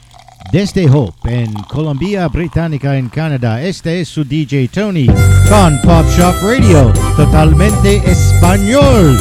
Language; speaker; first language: Spanish; non-native, learner; English